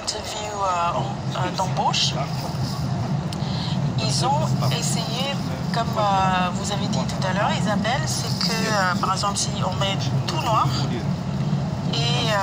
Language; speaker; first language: French; non-native, fluent; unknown